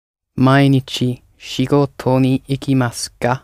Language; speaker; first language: Japanese; non-native, learner; English